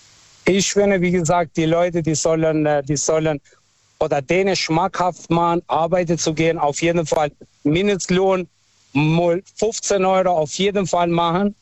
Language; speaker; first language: German; non-native, fluent; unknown